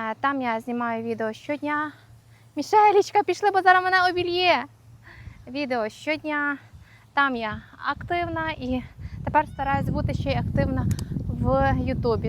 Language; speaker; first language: Ukrainian; native; Ukrainian